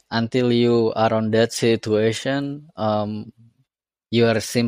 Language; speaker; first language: English; non-native, fluent; Indonesian